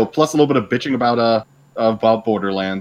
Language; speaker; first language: English; native; English